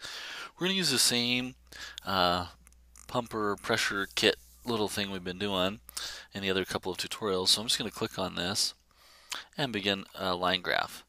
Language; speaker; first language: English; native; English